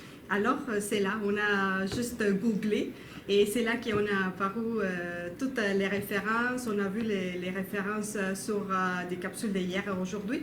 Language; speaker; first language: French; non-native, learner; Spanish